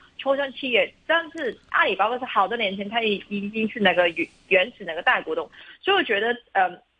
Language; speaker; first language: Chinese; non-native, local second language; Cantonese